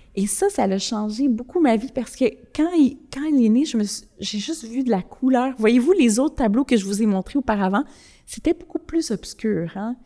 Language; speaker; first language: French; early bilingual, other home language; Spanish